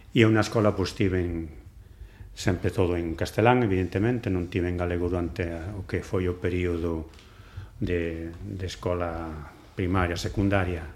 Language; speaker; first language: Galician; non-native, local second language; Spanish